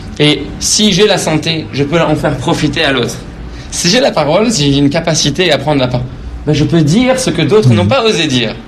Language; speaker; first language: French; non-native, fluent; Persian